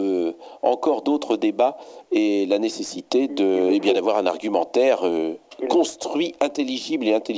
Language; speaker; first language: French; native; French